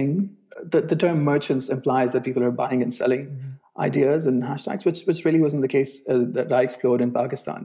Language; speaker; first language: English; non-native, local second language; Urdu